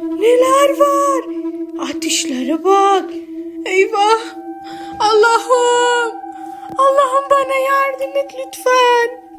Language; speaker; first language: Turkish; non-native, fluent; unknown